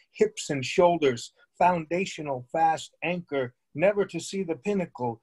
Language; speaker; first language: English; native; English